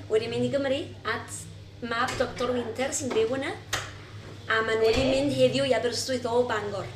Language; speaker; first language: Welsh; early bilingual, heritage; Welsh